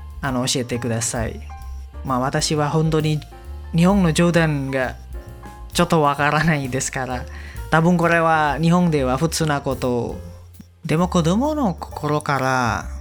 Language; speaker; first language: Japanese; non-native, learner; Indonesian